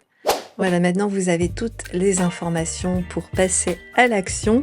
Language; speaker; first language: French; native; French